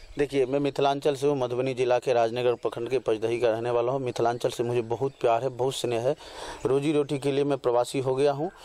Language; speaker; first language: Hindi; non-native, local second language; Maithili